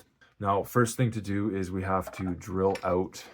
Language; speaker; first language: English; native; English